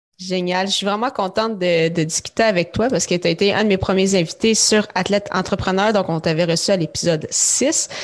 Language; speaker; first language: French; native; French